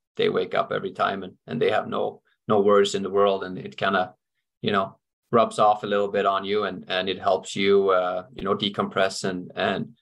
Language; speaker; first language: English; non-native, fluent; Swedish